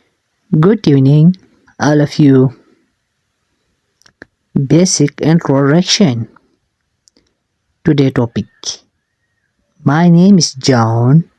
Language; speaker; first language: English; non-native, learner; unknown